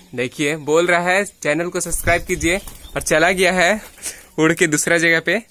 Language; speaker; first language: Hindi; native; Hindi